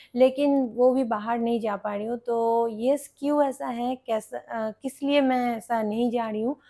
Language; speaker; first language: Hindi; non-native, local second language; Bangla